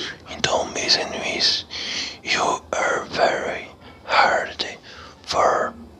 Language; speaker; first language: English; non-native, learner; Portuguese